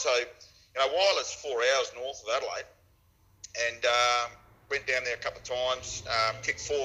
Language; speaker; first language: English; native; English